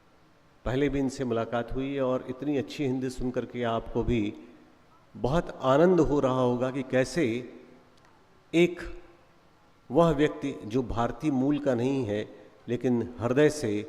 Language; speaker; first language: Hindi; native; Hindi